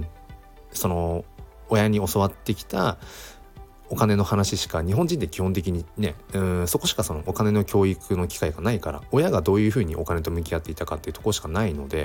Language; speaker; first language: Japanese; native; Japanese